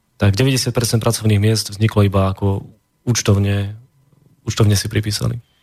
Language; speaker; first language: Slovak; native; Slovak